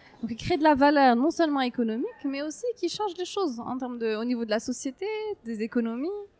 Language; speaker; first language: French; non-native, local second language; Arabic